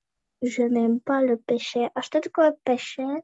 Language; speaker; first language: French; non-native, learner; Russian